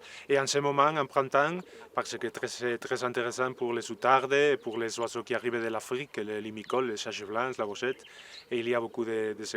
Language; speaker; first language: French; non-native, learner; Spanish